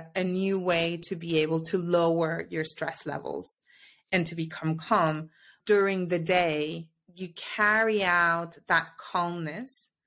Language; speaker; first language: English; non-native, fluent; Spanish